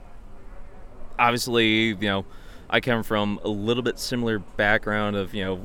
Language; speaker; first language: English; native; English